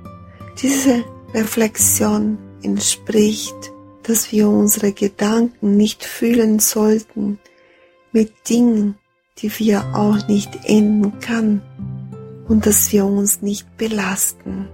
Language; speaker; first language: German; non-native, learner; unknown